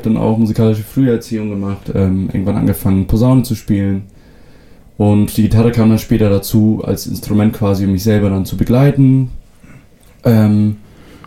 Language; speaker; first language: German; non-native, local second language; Western Frisian